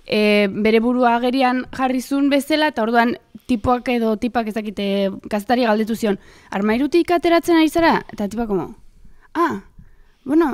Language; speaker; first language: Basque; native; Basque